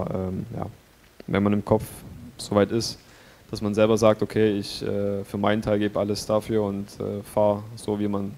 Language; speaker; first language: German; native; German